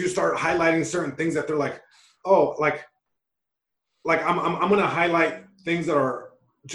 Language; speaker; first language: English; early bilingual, other home language; Spanish